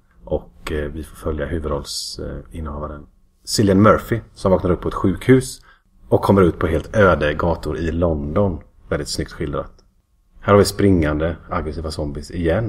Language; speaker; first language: Swedish; native; Swedish